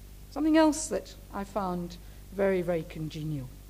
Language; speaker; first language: English; native; English